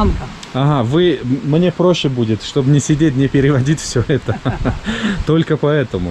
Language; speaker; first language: Russian; non-native, local second language; Tajik